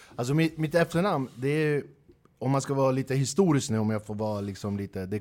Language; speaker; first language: Swedish; early bilingual, other home language; Kurdish